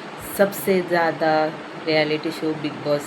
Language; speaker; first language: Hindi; non-native, local second language; Konkani